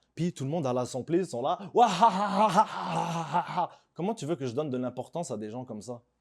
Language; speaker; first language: French; early bilingual, other home language; Arabic